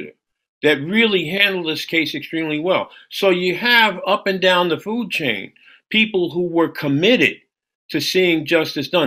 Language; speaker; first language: English; native; English